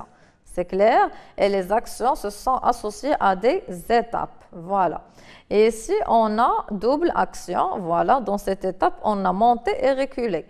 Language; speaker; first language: French; non-native, local second language; Arabic